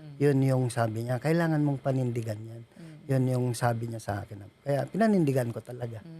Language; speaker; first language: Filipino; non-native, local second language; Iloko